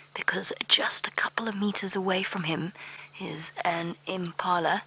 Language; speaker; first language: English; native; English